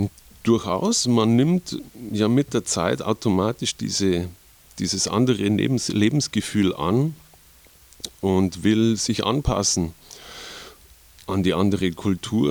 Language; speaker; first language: German; native; German